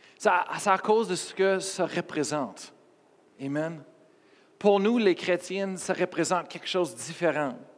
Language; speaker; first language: French; non-native, fluent; English